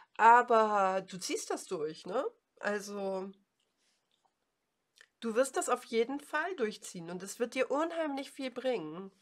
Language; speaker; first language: German; native; German